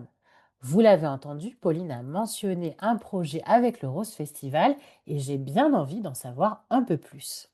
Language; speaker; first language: French; native; French